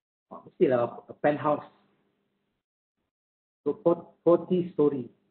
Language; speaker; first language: English; non-native, local second language; Malay